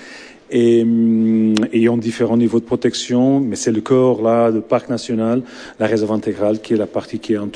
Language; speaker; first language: French; non-native, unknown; Portuguese